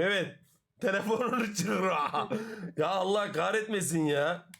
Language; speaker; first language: Turkish; native; Turkish